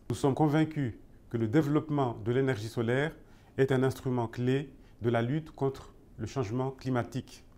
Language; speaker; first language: French; non-native, local second language; Comorian